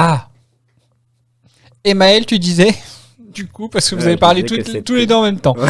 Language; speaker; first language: French; native; French